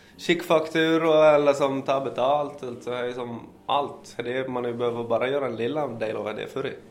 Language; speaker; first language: Swedish; native; Swedish